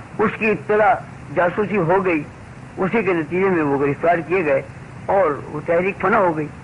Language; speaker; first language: Urdu; native; Urdu